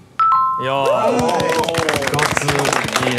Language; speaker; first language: Japanese; native; Japanese